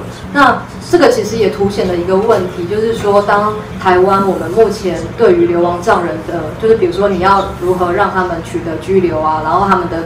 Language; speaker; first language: Chinese; native; Chinese